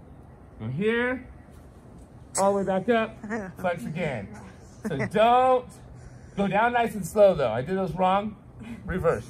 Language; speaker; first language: English; native; English